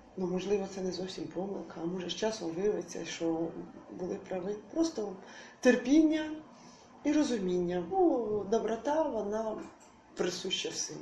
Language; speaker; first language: Ukrainian; native; Ukrainian